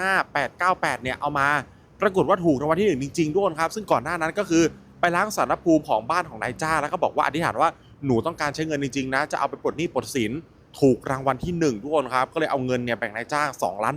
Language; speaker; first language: Thai; native; Thai